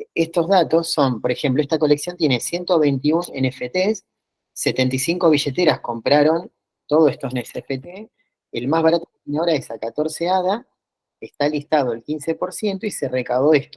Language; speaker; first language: Spanish; native; Spanish